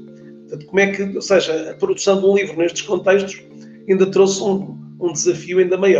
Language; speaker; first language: Portuguese; native; Portuguese